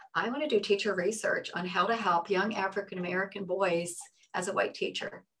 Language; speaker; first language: English; native; English